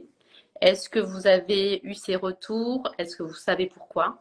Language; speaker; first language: French; native; French